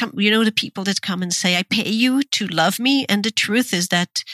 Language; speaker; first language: English; non-native, fluent; Hebrew